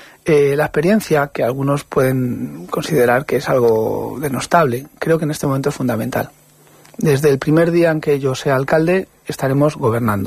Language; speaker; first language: Spanish; native; Spanish